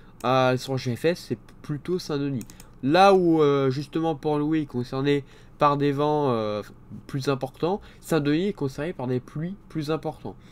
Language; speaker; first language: French; native; French